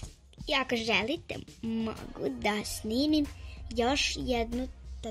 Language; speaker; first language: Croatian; early bilingual, other home language; Russian